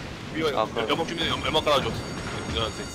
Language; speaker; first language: Korean; native; Korean